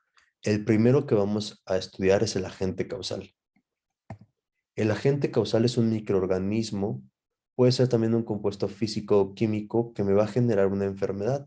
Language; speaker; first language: Spanish; native; Spanish